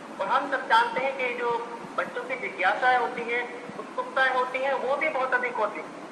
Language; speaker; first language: Hindi; native; Hindi